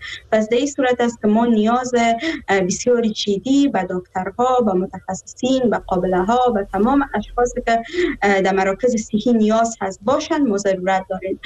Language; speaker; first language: Persian; native; Persian